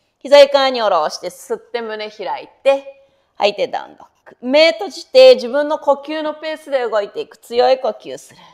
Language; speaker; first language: Japanese; native; Japanese